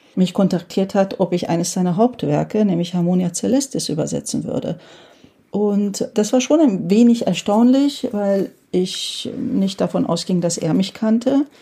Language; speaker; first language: German; early bilingual, heritage; Hungarian